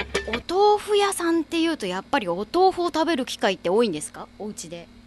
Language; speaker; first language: Japanese; native; Japanese